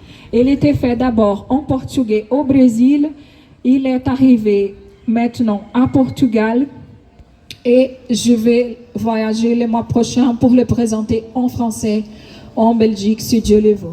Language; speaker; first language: French; non-native, fluent; Portuguese